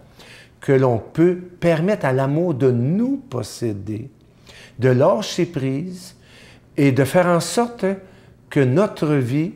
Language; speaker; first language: French; native; French